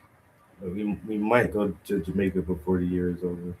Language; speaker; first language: English; native; English